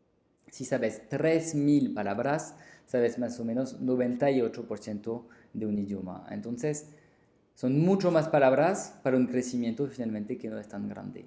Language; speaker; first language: Spanish; non-native, fluent; French